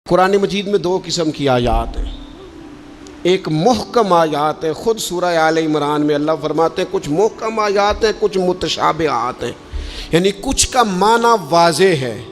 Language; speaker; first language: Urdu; non-native, local second language; Punjabi